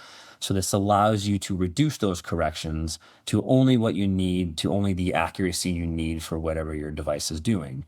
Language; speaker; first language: English; native; English